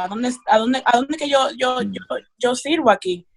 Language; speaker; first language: Spanish; early bilingual, heritage; Spanish